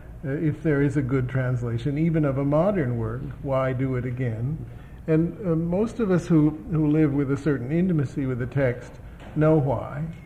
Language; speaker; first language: English; native; English